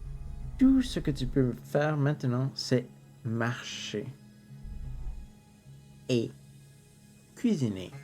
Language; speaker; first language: French; non-native, local second language; English